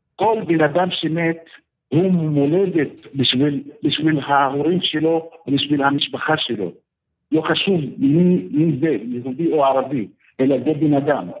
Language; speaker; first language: Hebrew; non-native, fluent; Arabic